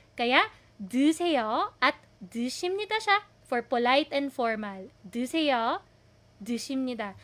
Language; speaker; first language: Filipino; native; Filipino